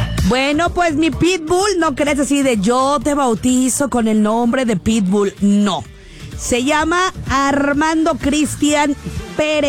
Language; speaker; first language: Spanish; native; Spanish